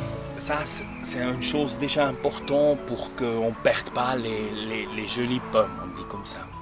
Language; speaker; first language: French; non-native, local second language; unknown